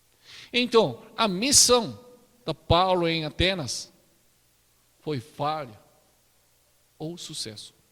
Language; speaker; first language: Portuguese; non-native, learner; Korean